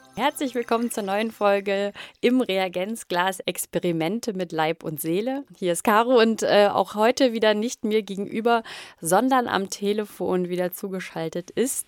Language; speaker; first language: German; native; German